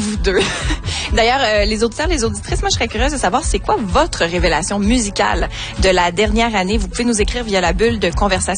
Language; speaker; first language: French; native; French